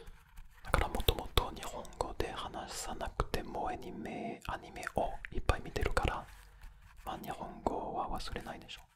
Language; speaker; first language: Japanese; non-native, fluent; French